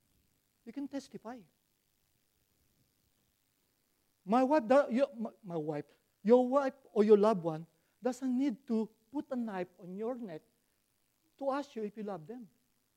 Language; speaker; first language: English; non-native, local second language; Filipino